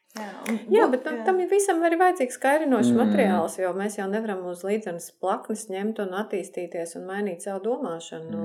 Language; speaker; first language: Latvian; native; Latvian